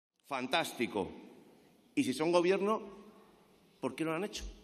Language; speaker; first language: Spanish; native; Spanish